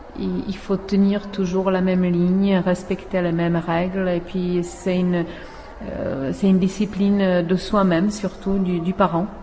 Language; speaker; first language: French; non-native, fluent; Czech